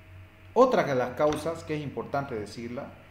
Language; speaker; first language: Spanish; native; Spanish